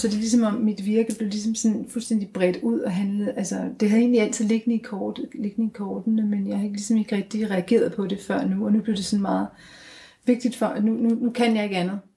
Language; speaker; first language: Danish; native; Danish